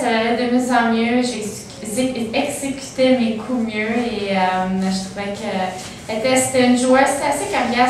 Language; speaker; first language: French; native; French